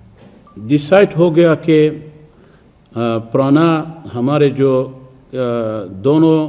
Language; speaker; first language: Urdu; non-native, fluent; Persian